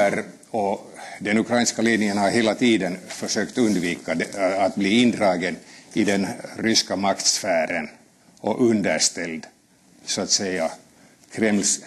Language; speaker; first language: Swedish; native; Swedish